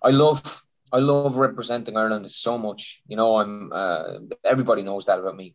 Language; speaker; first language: English; native; English